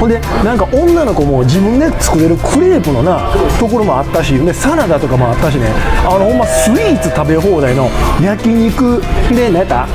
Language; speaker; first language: Japanese; native; Japanese